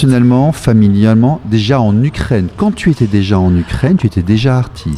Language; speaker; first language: French; native; French